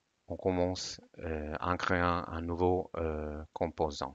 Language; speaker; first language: French; non-native, fluent; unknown